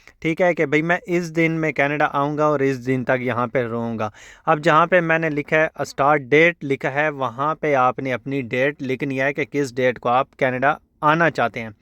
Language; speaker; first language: Urdu; non-native, local second language; Saraiki